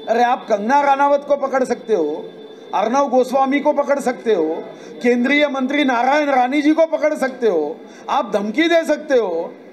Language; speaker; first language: Hindi; non-native, local second language; Marathi